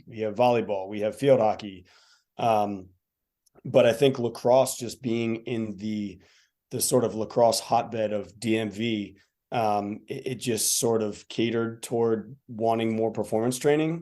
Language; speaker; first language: English; native; English